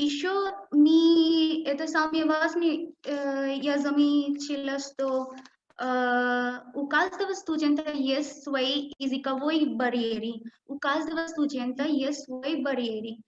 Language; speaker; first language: Russian; non-native, learner; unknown